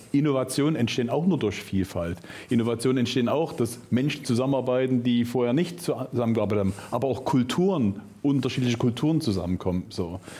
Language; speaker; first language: German; native; German